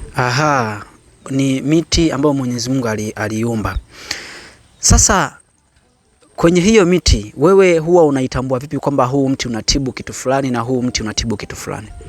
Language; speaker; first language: Swahili; native; Swahili